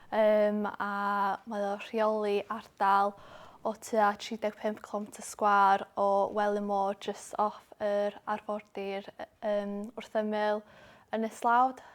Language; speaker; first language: Welsh; non-native, local second language; English